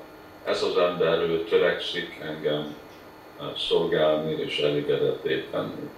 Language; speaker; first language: Hungarian; early bilingual, heritage; Hungarian